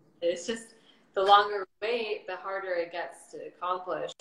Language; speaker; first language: English; native; English